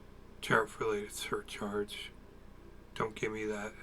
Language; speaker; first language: English; native; English